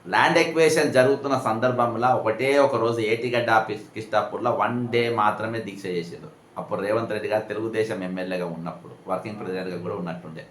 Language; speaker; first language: Telugu; native; Telugu